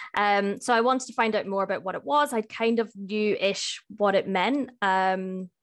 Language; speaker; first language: English; native; English